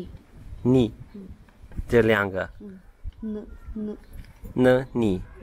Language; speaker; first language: Chinese; non-native, learner; Turkish